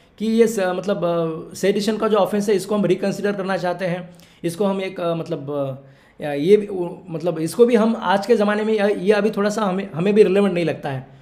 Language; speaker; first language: Hindi; non-native, local second language; Marathi